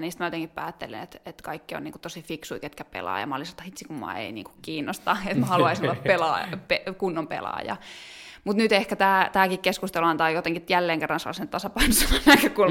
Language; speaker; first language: Finnish; native; Finnish